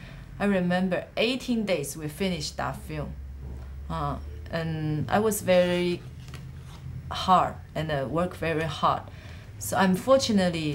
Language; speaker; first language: English; non-native, learner; Chinese